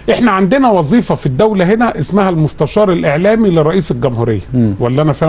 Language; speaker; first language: Arabic; native; Arabic